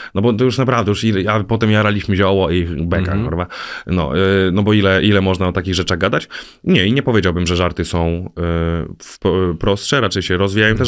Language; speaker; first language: Polish; native; Polish